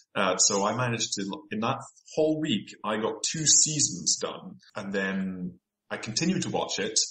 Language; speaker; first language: English; native; English